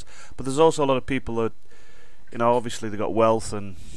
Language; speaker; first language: English; native; English